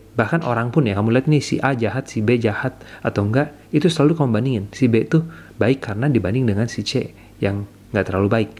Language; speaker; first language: Indonesian; native; Indonesian